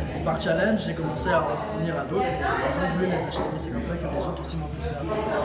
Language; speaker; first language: French; early bilingual, other home language; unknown